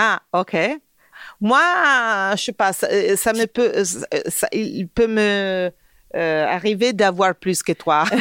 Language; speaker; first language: French; non-native, fluent; Italian